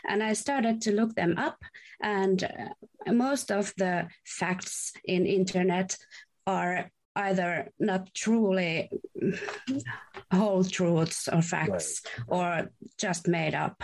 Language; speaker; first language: English; non-native, fluent; Finnish